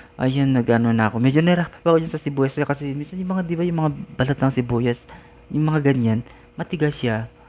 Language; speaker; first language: Filipino; non-native, local second language; Iloko